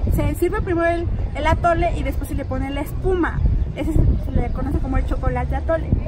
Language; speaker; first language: Spanish; native; Spanish